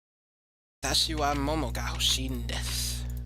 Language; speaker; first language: Japanese; non-native, learner; English